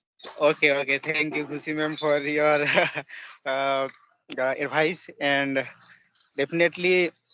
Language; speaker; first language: English; non-native, learner; Odia